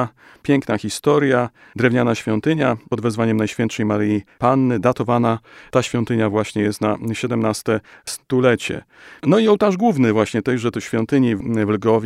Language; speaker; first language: Polish; native; Polish